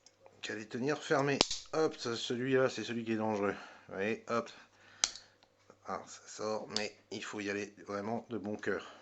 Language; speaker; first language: French; native; French